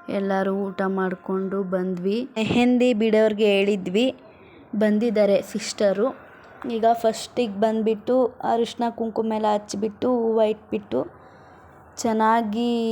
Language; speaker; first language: Kannada; non-native, local second language; Lambadi